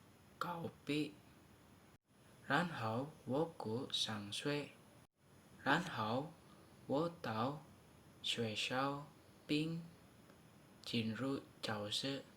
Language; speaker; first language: Chinese; non-native, learner; Indonesian